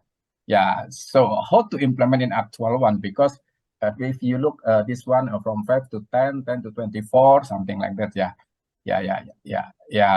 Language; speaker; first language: English; non-native, learner; Indonesian